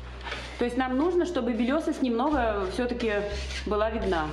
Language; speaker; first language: Russian; native; Russian